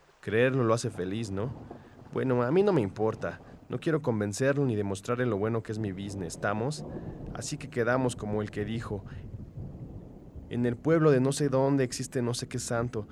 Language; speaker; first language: Spanish; native; Spanish